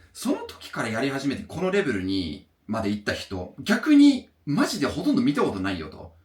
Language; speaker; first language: Japanese; non-native, fluent; English